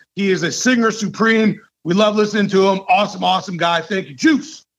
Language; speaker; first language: English; native; English